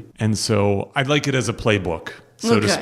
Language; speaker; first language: English; native; English